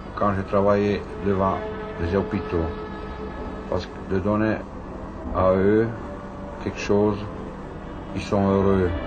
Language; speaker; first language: French; non-native, fluent; German